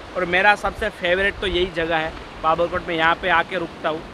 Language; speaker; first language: Hindi; non-native, local second language; Gujarati